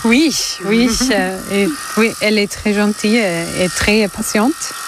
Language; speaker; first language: French; non-native, learner; German